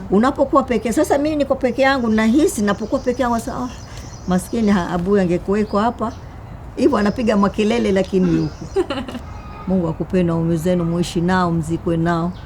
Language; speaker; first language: Swahili; native; Swahili